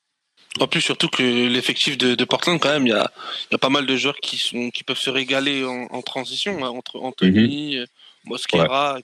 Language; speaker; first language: French; native; French